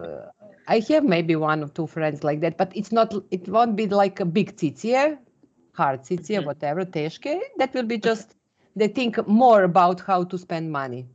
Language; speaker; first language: English; non-native, fluent; Serbian